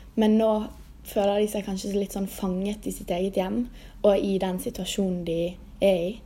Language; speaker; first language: Norwegian; native; Norwegian